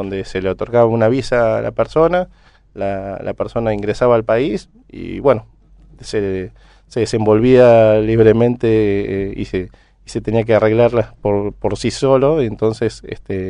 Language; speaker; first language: Spanish; native; Spanish